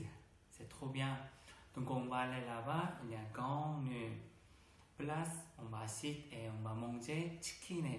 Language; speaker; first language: French; non-native, learner; Korean